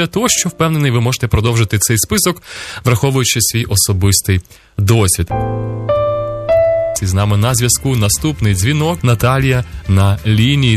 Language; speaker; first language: Ukrainian; native; Ukrainian